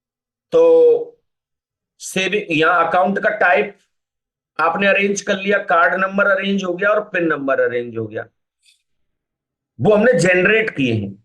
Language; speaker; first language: Hindi; native; Hindi